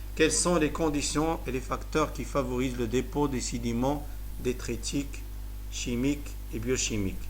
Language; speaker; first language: French; non-native, local second language; Arabic